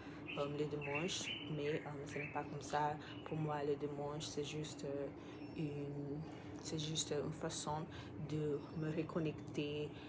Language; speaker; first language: French; non-native, learner; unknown